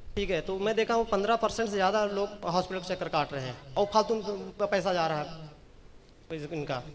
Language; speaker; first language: Hindi; native; Hindi